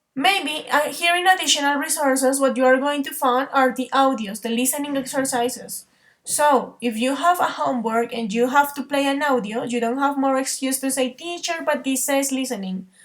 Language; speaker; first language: English; non-native, fluent; Spanish